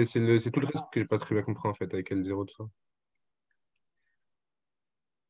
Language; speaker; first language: French; native; French